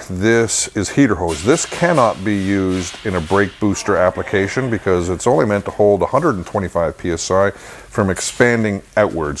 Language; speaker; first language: English; native; English